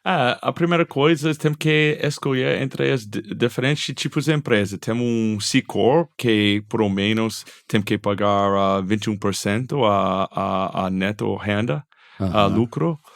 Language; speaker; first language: Portuguese; non-native, fluent; English